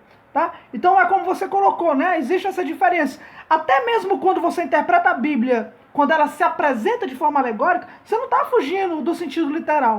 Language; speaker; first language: Portuguese; native; Portuguese